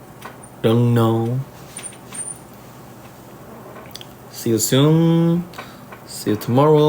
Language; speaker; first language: English; non-native, learner; Korean